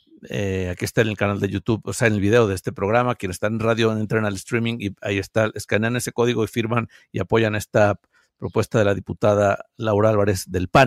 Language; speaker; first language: Spanish; native; Spanish